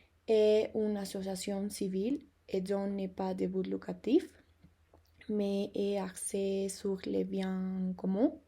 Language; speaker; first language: French; non-native, learner; Spanish